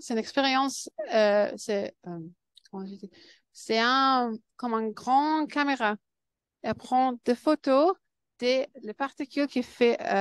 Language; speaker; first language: French; non-native, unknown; English